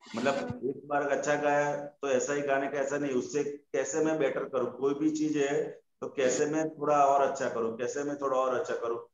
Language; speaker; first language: Hindi; non-native, local second language; Gujarati